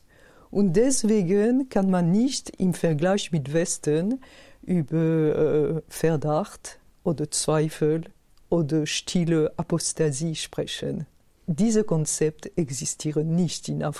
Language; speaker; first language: German; non-native, fluent; French